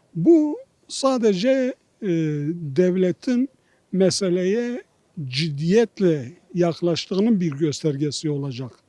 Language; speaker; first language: Turkish; non-native, local second language; Kurdish